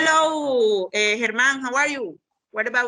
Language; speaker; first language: English; non-native, learner; Spanish